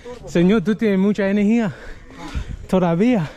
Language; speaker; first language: Spanish; non-native, learner; English